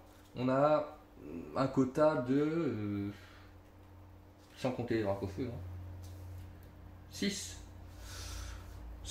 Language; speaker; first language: French; native; French